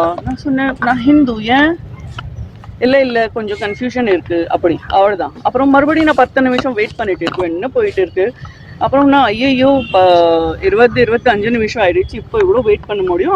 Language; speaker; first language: Tamil; non-native, fluent; Gujarati